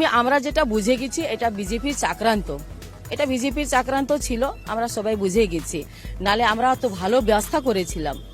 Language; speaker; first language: Bangla; non-native, local second language; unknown